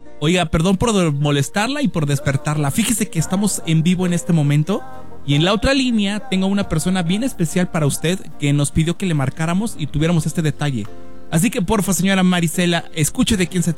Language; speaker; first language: Spanish; native; Spanish